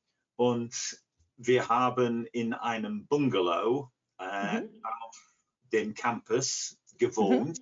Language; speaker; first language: German; non-native, fluent; English